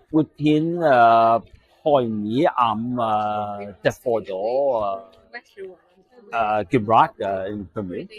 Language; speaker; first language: Welsh; non-native, learner; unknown